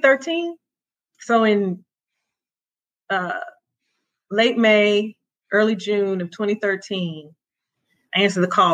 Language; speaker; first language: English; native; English